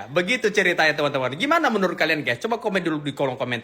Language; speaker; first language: Indonesian; native; Indonesian